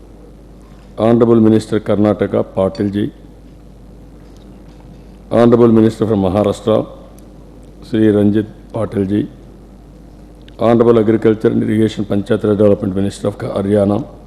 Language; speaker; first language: English; non-native, local second language; Telugu